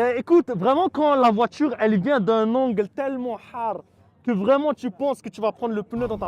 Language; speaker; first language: French; native; French